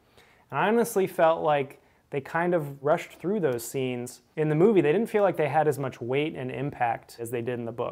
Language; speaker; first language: English; native; English